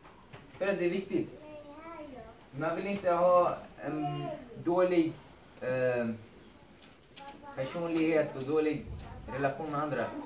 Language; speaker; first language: Swedish; non-native, fluent; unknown